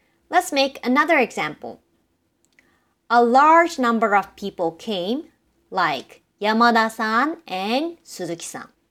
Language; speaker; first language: English; non-native, fluent; Japanese